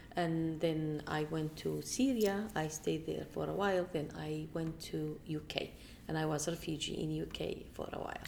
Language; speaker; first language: English; non-native, fluent; Arabic